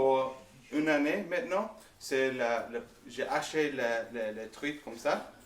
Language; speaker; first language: French; non-native, learner; English